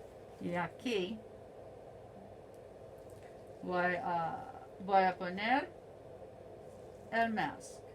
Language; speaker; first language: Spanish; non-native, learner; English